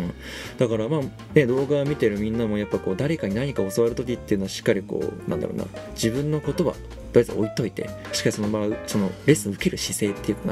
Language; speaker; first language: Japanese; native; Japanese